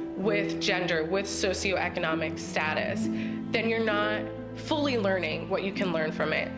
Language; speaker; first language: English; native; English